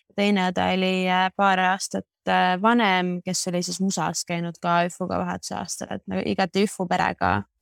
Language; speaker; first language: Estonian; native; Estonian